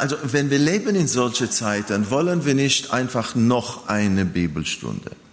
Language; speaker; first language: German; non-native, fluent; Hebrew